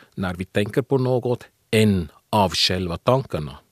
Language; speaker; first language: Swedish; non-native, fluent; Swiss German